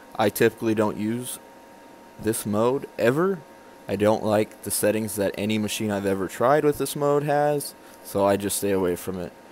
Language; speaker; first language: English; native; English